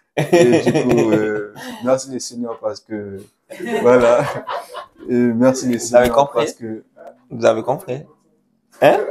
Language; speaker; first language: French; non-native, local second language; Haitian Creole